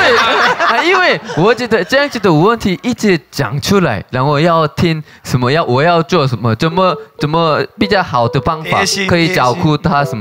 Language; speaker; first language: Chinese; non-native, fluent; Korean